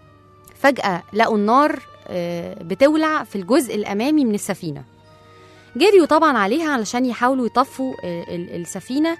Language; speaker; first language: Arabic; native; Arabic